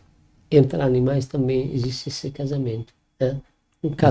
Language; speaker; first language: Portuguese; non-native, learner; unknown